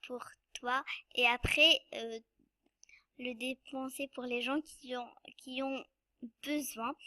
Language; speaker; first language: French; non-native, local second language; Arabic